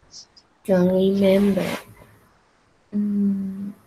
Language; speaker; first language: English; non-native, learner; Spanish